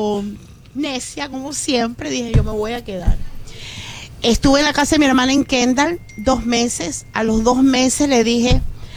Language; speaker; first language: Spanish; native; Spanish